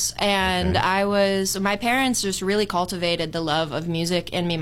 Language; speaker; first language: English; native; English